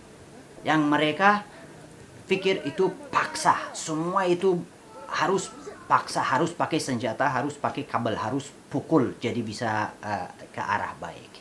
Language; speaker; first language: Indonesian; non-native, fluent; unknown